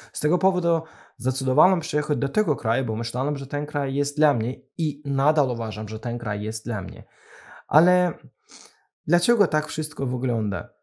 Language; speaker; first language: Polish; non-native, fluent; Azerbaijani